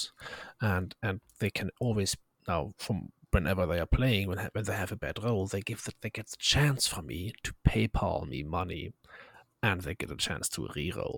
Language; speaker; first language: English; non-native, fluent; German